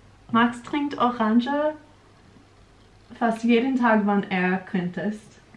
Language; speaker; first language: German; non-native, learner; English